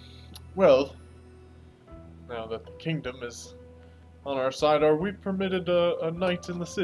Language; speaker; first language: English; native; English